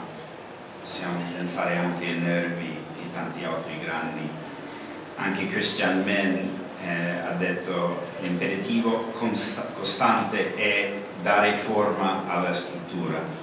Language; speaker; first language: Italian; non-native, learner; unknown